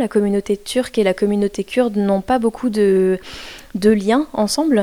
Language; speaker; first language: French; native; French